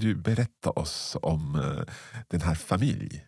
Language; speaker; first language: Swedish; non-native, learner; English